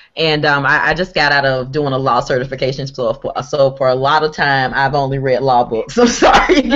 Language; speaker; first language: English; native; English